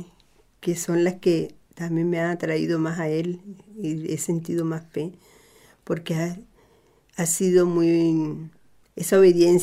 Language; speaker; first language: Spanish; native; Spanish